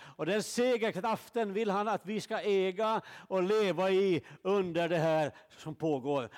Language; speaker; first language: Swedish; native; Swedish